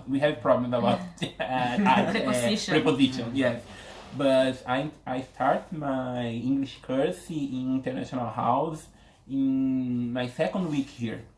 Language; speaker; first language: English; non-native, learner; Portuguese